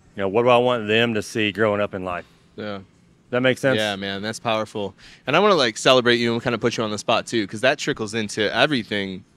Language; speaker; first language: English; native; English